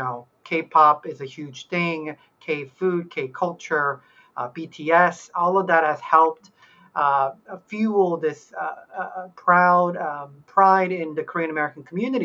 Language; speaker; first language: English; early bilingual, other home language; Korean